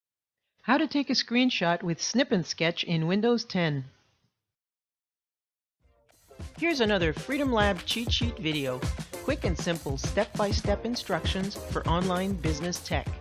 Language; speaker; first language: English; native; English